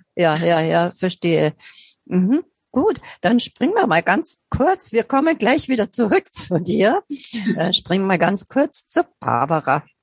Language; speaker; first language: German; native; German